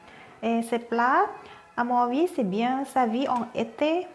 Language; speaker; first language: French; non-native, learner; Thai